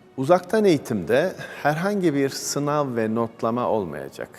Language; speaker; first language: Turkish; native; Turkish